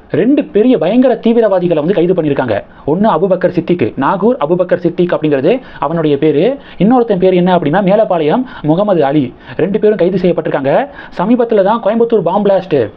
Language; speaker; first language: Tamil; native; Tamil